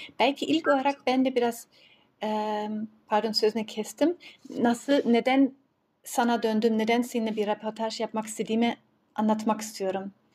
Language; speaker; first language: Turkish; early bilingual, heritage; Turkish